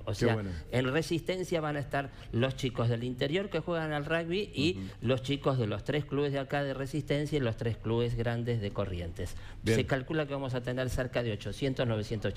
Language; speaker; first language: Spanish; native; Spanish